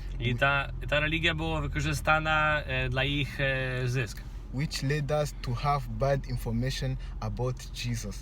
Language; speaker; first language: Polish; non-native, fluent; Kinyarwanda